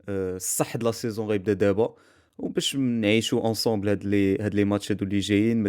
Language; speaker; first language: Arabic; native; Arabic